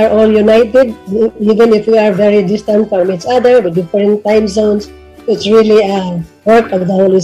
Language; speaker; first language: English; non-native, local second language; Cebuano